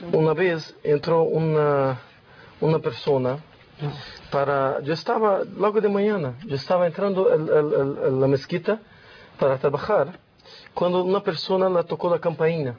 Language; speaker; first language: Spanish; non-native, learner; Portuguese